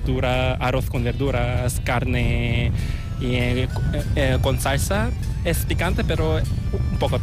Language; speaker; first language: Spanish; non-native, learner; Korean